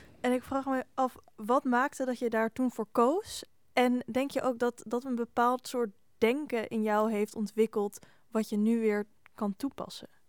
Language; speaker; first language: Dutch; native; Dutch